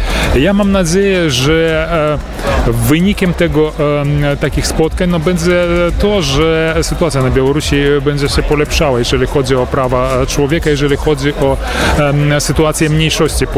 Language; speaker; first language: Polish; early bilingual, heritage; Polish